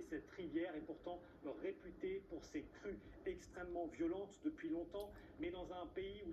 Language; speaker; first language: French; native; French